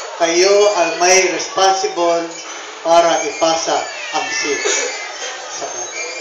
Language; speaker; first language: Filipino; native; Filipino